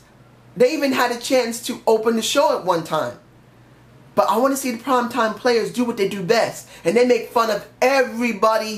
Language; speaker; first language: English; native; English